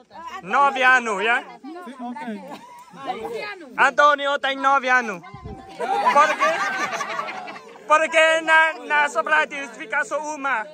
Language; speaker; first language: Portuguese; non-native, learner; Vietnamese